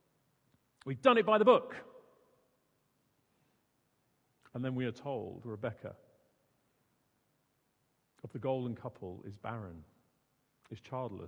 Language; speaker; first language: English; native; English